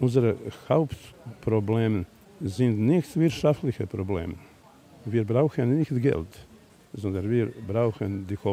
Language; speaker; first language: German; non-native, fluent; Serbian